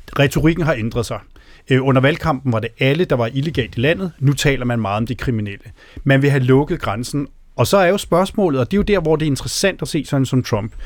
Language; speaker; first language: Danish; native; Danish